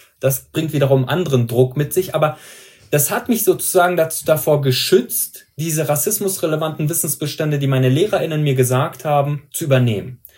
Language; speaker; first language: German; early bilingual, other home language; Persian